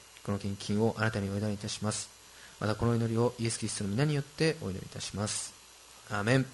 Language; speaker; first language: Japanese; native; Japanese